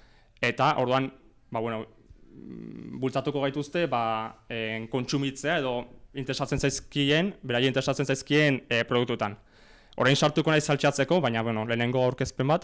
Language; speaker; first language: Basque; native; Basque